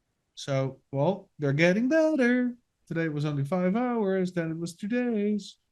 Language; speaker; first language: English; non-native, fluent; Dutch